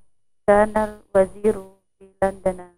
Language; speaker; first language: Arabic; non-native, learner; Indonesian